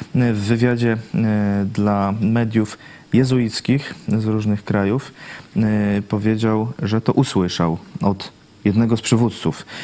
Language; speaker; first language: Polish; native; Polish